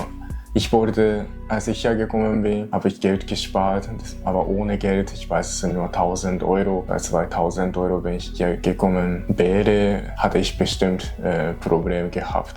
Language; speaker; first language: German; non-native, learner; Japanese